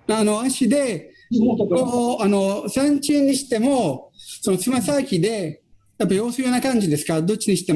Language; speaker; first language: Japanese; non-native, fluent; Italian